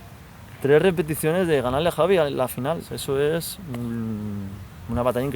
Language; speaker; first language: Spanish; native; Spanish